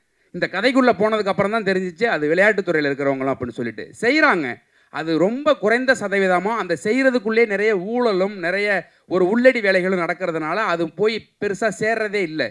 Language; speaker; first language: Tamil; native; Tamil